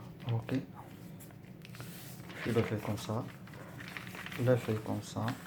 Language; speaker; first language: French; non-native, learner; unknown